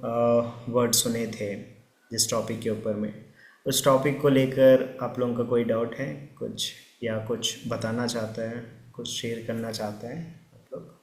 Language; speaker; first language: Hindi; native; Hindi